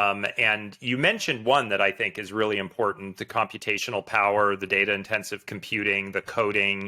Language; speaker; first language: English; native; English